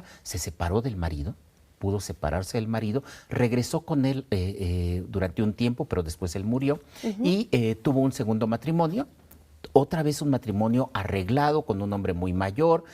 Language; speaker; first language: Spanish; native; Spanish